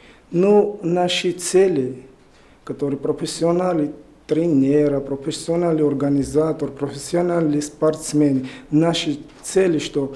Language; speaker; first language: Russian; non-native, learner; Georgian